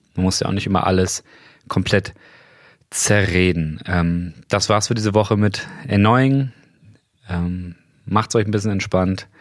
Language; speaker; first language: German; native; German